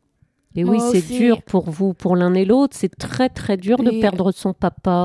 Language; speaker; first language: French; native; French